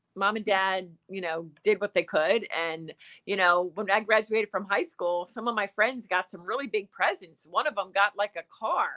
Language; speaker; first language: English; native; English